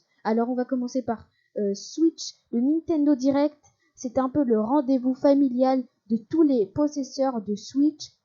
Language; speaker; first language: French; native; French